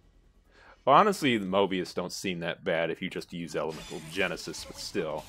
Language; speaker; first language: English; native; English